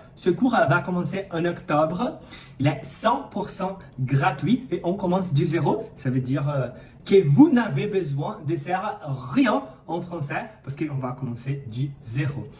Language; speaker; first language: French; non-native, fluent; Portuguese